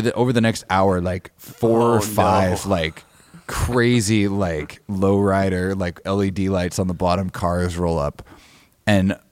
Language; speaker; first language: English; native; English